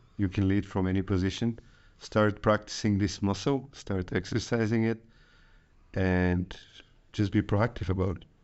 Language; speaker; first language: English; non-native, fluent; Bulgarian